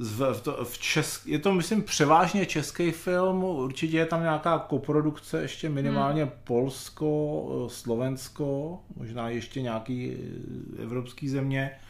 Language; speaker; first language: Czech; native; Czech